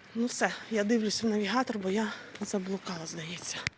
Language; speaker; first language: Ukrainian; native; Ukrainian